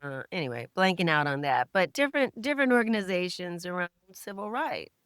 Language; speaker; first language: English; native; English